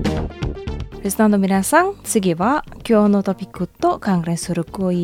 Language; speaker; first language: Japanese; non-native, fluent; Indonesian